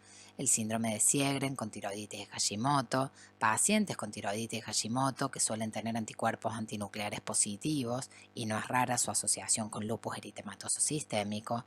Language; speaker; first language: Spanish; native; Spanish